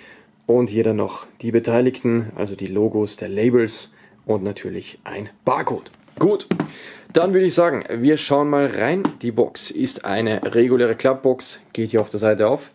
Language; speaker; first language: German; native; German